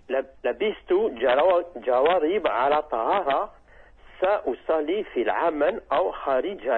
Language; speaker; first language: Arabic; non-native, learner; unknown